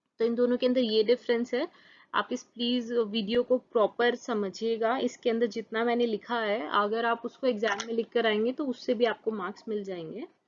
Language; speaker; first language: Hindi; native; Hindi